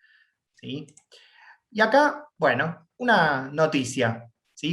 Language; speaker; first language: Spanish; native; Spanish